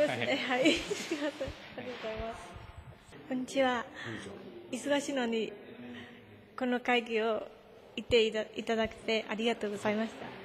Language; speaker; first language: Japanese; non-native, learner; Burmese